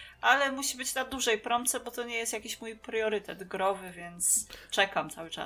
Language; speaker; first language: Polish; native; Polish